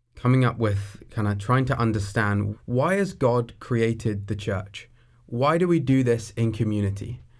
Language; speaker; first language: English; native; English